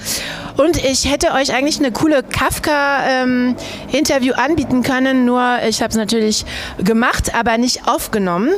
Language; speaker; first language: German; non-native, fluent; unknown